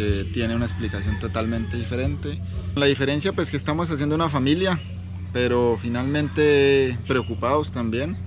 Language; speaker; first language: Spanish; native; Spanish